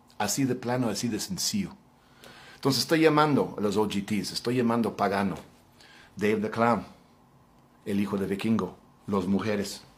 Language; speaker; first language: Spanish; non-native, fluent; English